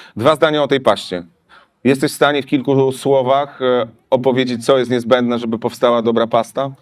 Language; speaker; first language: Polish; native; Polish